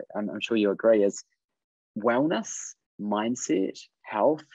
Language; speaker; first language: English; native; English